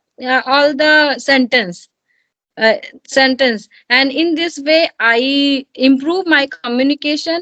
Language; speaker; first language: English; non-native, learner; Hindi